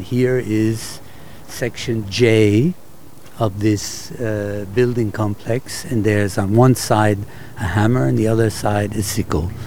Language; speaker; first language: English; native; English